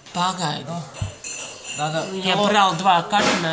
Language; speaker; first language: Russian; non-native, fluent; Latvian